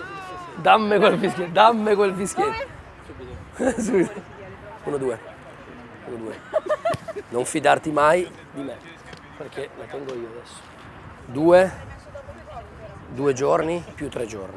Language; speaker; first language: Italian; native; Italian